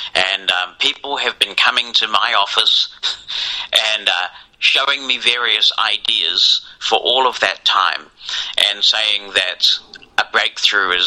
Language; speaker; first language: English; native; English